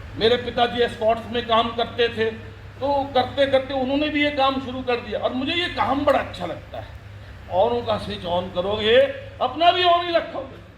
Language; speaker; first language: Hindi; early bilingual, other home language; Japanese